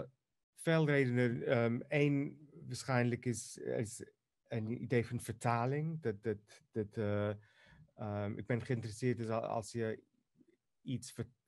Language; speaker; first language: Dutch; non-native, fluent; Greek